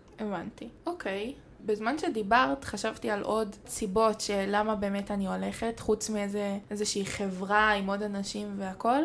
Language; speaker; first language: Hebrew; native; Hebrew